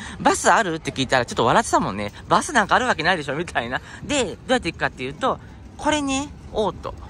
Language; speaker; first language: Japanese; native; Japanese